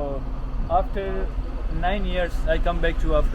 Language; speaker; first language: English; non-native, learner; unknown